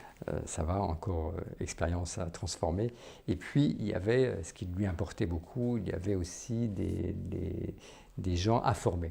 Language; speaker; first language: French; native; French